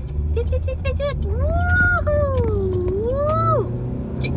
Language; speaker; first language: French; native; French